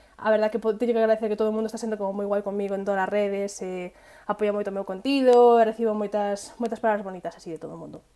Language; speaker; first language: Galician; native; Galician